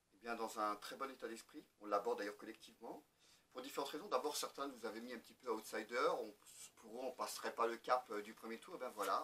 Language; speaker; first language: French; native; French